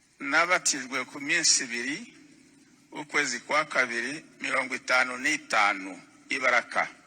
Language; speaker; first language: Kinyarwanda; native; Kinyarwanda